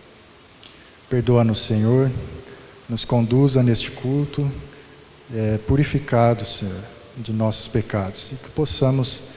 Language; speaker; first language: Portuguese; native; Portuguese